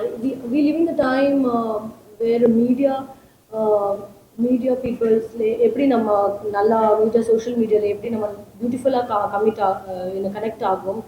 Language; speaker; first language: Tamil; non-native, fluent; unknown